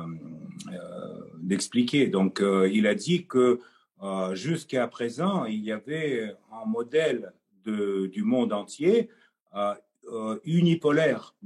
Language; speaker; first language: French; non-native, fluent; Russian